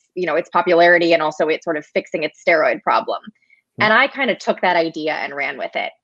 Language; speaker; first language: English; native; English